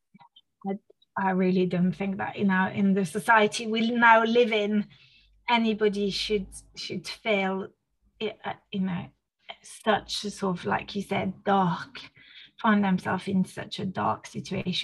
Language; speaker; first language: English; non-native, fluent; French